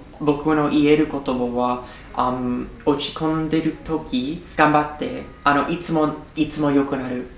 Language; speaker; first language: Japanese; non-native, learner; English